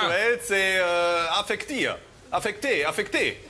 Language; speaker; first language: French; non-native, learner; German